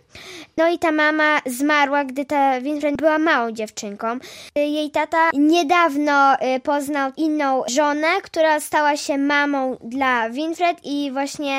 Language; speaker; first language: Polish; native; Polish